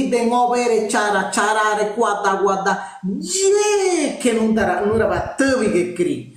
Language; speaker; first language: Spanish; non-native, local second language; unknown